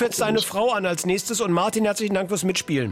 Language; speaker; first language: German; native; German